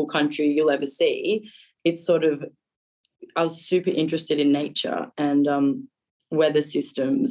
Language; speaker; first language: English; native; English